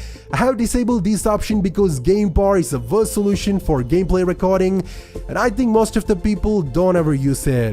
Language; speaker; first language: English; non-native, fluent; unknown